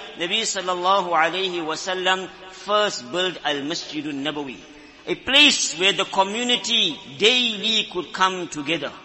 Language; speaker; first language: English; native; English